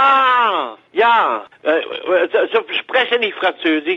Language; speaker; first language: German; non-native, learner; French